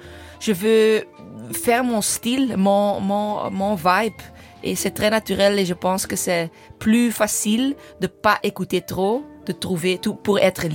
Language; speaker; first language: French; non-native, learner; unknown